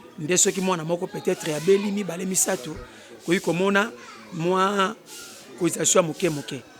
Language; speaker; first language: Lingala; native; Lingala